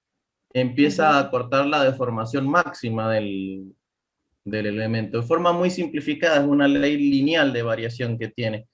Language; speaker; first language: Spanish; native; Spanish